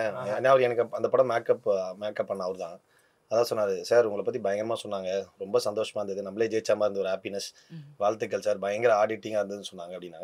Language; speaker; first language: Tamil; native; Tamil